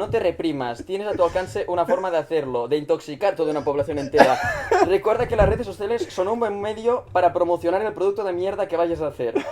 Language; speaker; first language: Spanish; non-native, local second language; Catalan